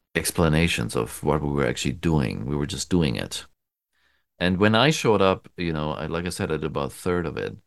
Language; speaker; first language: English; non-native, fluent; German